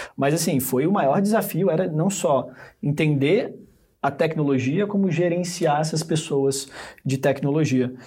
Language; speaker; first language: Portuguese; native; Portuguese